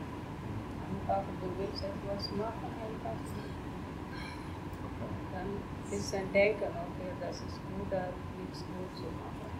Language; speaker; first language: German; non-native, learner; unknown